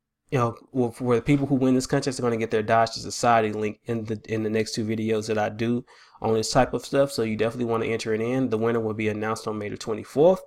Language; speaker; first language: English; native; English